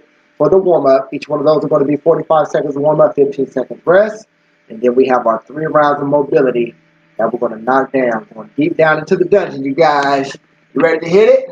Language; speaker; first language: English; native; English